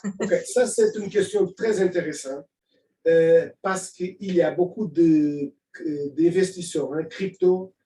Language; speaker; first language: French; non-native, fluent; Portuguese